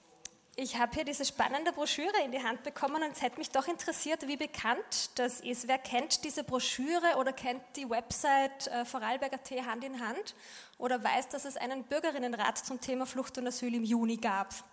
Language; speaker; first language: German; native; German